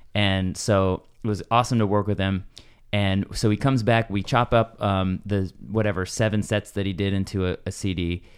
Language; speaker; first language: English; native; English